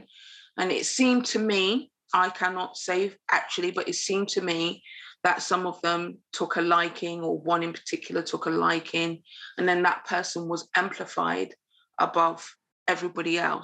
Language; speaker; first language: English; native; English